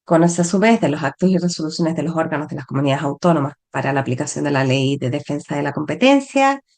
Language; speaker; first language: Spanish; native; Spanish